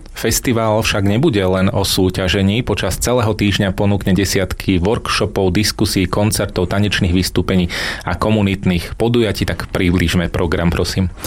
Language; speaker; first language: Slovak; native; Slovak